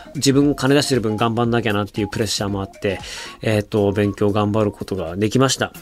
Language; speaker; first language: Japanese; native; Japanese